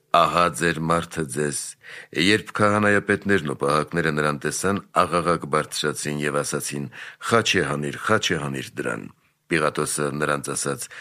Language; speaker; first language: Armenian; native; Armenian